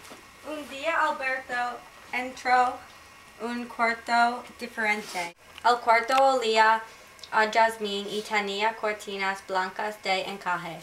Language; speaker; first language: Spanish; non-native, learner; English